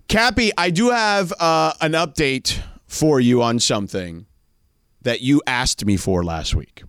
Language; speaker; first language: English; native; English